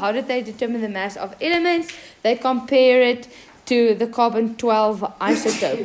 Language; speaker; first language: English; non-native, local second language; Afrikaans